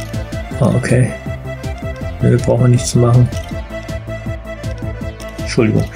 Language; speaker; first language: German; native; German